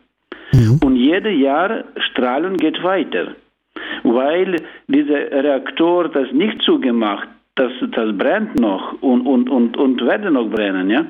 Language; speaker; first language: German; non-native, learner; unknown